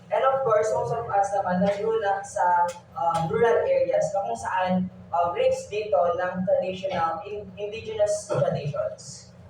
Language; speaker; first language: Filipino; non-native, local second language; Iloko